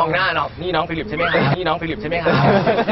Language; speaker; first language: Thai; native; Thai